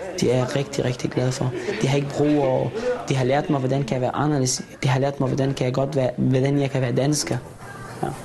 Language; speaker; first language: Danish; non-native, fluent; Arabic